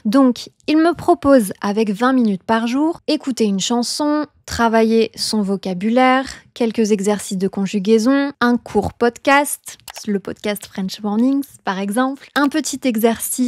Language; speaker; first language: French; native; French